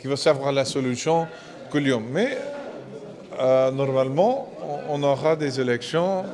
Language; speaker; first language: French; non-native, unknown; English